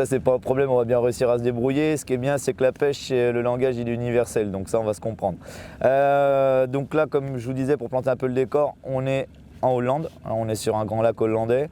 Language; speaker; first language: French; native; French